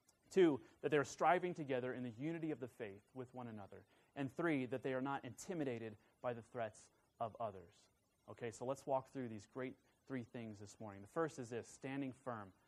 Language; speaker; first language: English; native; English